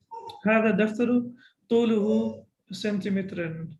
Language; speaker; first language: Arabic; non-native, fluent; English